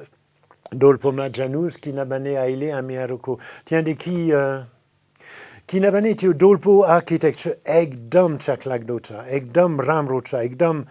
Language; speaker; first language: Nepali; non-native, fluent; French